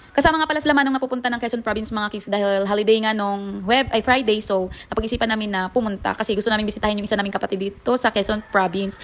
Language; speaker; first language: Filipino; non-native, local second language; Cebuano